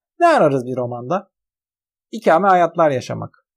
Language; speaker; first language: Turkish; native; Turkish